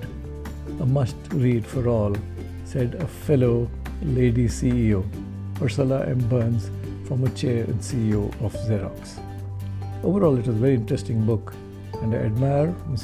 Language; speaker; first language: English; non-native, local second language; Kannada